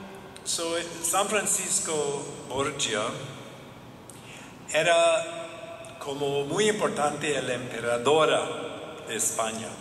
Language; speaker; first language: Spanish; non-native, learner; English